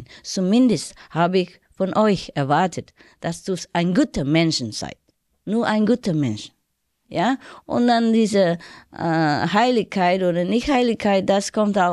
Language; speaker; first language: German; non-native, learner; Vietnamese